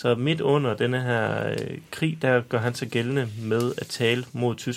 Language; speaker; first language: Danish; native; Danish